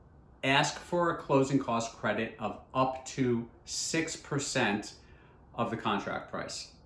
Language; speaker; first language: English; native; English